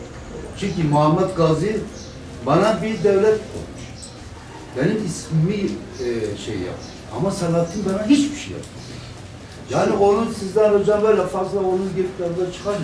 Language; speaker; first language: Turkish; non-native, local second language; Kurdish